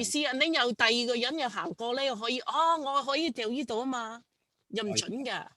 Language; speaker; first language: Cantonese; early bilingual, heritage; Cantonese